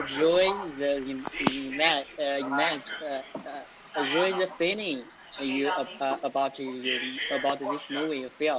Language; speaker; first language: English; non-native, learner; Chinese